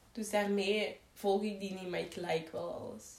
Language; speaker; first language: Dutch; native; Dutch